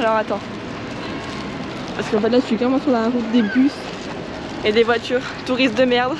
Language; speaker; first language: French; native; French